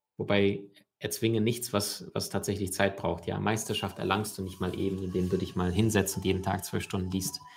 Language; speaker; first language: German; early bilingual, other home language; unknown